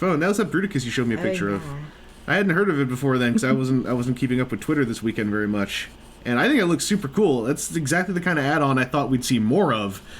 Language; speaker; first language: English; native; English